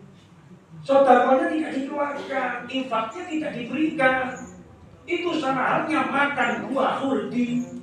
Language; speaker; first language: Indonesian; native; Indonesian